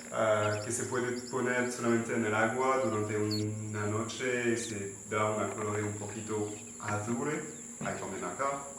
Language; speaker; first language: Spanish; non-native, learner; French